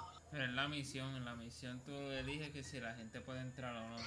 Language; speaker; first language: Spanish; native; Spanish